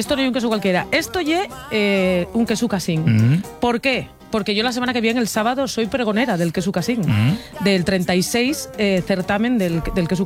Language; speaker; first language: Spanish; native; Spanish